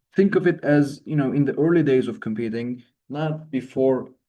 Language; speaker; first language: English; non-native, fluent; Turkish